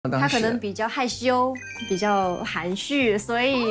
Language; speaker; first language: Chinese; native; Chinese